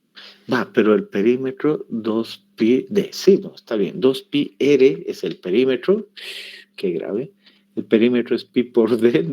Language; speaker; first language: Spanish; native; Spanish